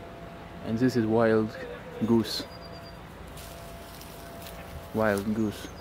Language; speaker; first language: English; non-native, learner; Russian